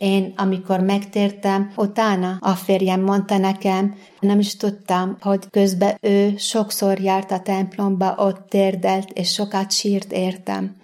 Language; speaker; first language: Hungarian; non-native, fluent; Arabic